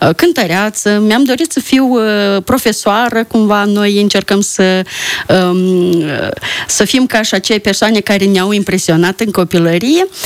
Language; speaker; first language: Romanian; native; Romanian